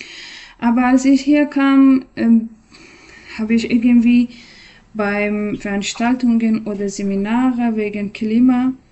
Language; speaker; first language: German; non-native, learner; Persian